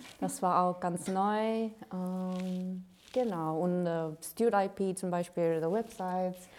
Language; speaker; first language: German; non-native, learner; Korean